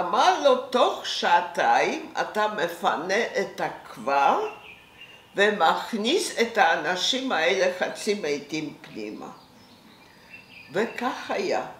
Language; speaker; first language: Hebrew; non-native, fluent; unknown